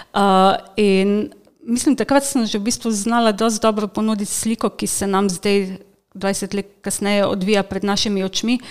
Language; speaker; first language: Slovenian; native; Slovenian